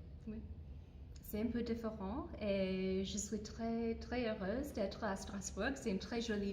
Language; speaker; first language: French; non-native, fluent; English